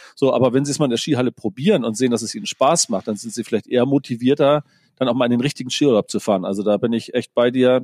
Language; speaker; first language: German; native; German